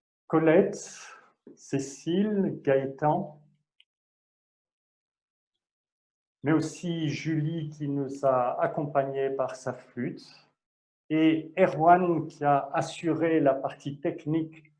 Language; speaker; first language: French; native; French